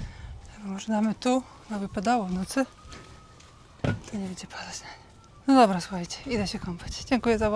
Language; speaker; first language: Polish; native; Polish